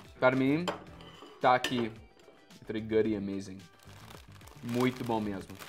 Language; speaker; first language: Portuguese; non-native, fluent; English